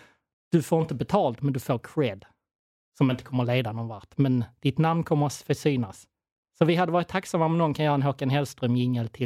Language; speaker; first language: Swedish; native; Swedish